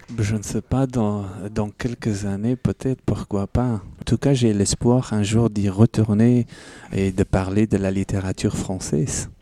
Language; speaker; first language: French; non-native, fluent; Persian